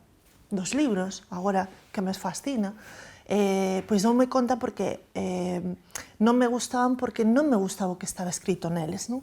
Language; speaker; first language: Galician; native; Galician